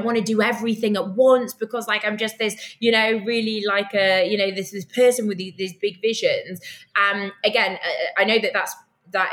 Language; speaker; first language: English; native; English